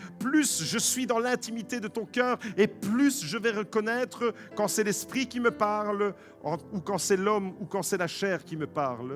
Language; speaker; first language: French; native; French